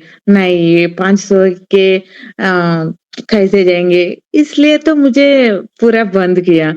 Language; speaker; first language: Hindi; non-native, learner; Telugu